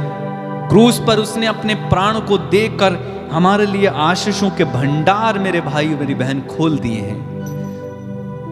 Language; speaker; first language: Hindi; native; Hindi